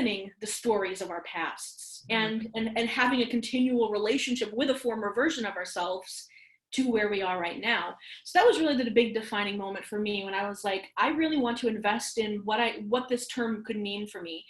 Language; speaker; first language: English; native; English